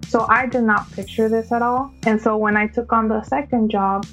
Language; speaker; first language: English; early bilingual, other home language; Spanish